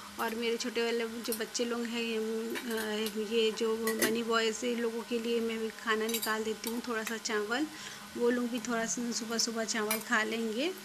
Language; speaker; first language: Hindi; non-native, local second language; Bangla